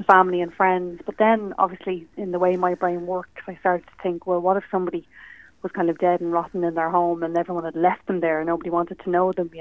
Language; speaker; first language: English; native; English